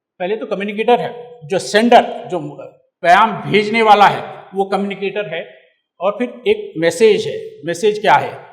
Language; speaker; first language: Urdu; native; Urdu